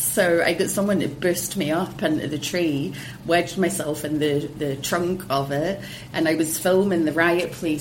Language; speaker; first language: English; native; English